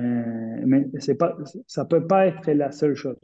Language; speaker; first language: French; non-native, fluent; Spanish